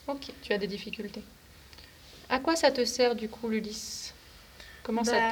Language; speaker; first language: French; native; French